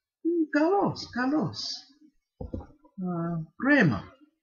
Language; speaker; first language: Greek; non-native, fluent; English